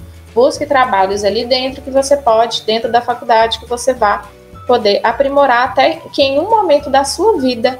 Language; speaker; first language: Portuguese; native; Portuguese